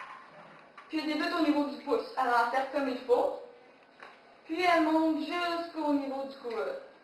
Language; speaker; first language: French; native; French